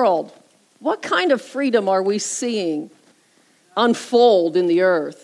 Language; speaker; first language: English; native; English